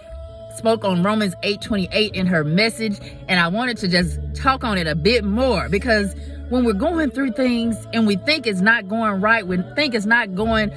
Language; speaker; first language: English; native; English